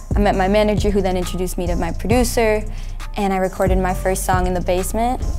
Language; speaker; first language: English; native; English